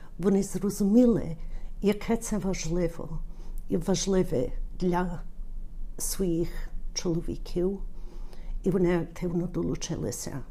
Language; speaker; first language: Ukrainian; early bilingual, heritage; Ukrainian